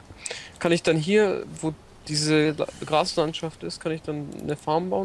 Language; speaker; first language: German; native; German